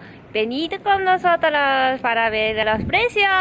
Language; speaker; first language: Spanish; non-native, learner; Japanese